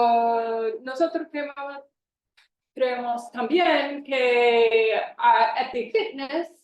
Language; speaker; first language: Spanish; non-native, fluent; English